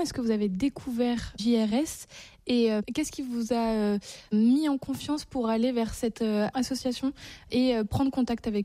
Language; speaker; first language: French; native; French